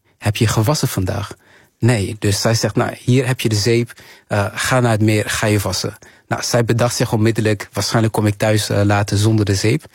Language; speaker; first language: Dutch; early bilingual, other home language; Kinyarwanda